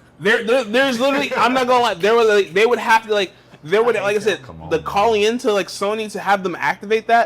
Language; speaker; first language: English; native; English